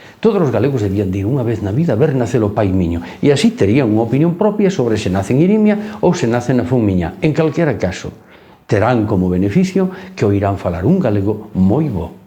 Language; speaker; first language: Galician; native; Galician